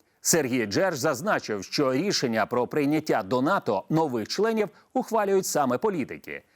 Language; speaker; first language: Ukrainian; native; Ukrainian